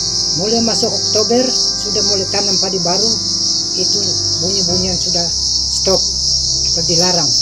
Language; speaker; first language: Indonesian; non-native, local second language; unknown